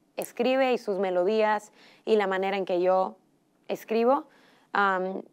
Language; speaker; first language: Spanish; early bilingual, heritage; Spanish